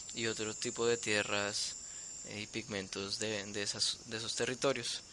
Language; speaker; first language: Spanish; native; Spanish